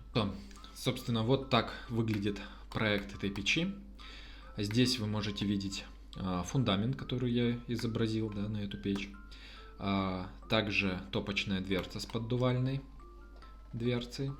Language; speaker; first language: Russian; native; Russian